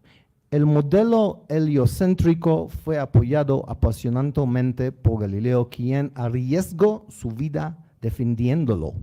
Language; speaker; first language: Spanish; non-native, learner; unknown